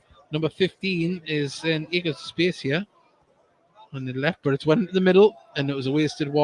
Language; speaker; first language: English; native; English